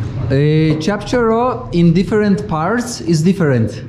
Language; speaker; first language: English; non-native, learner; Polish